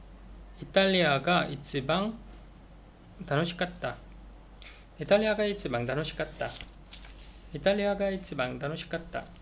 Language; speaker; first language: Japanese; non-native, learner; Korean